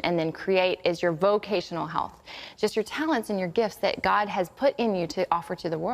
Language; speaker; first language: English; native; English